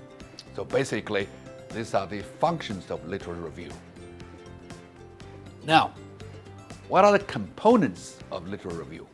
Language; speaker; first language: English; non-native, fluent; Chinese